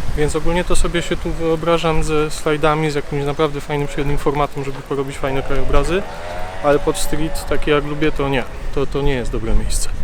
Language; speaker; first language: Polish; native; Polish